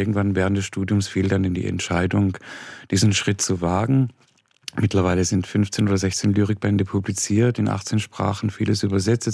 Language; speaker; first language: German; native; German